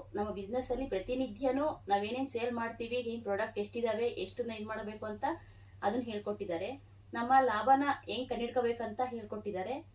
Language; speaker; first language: Kannada; native; Kannada